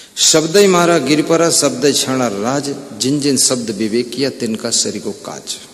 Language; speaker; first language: Hindi; native; Hindi